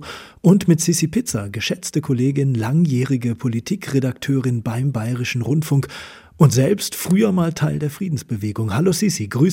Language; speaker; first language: German; native; German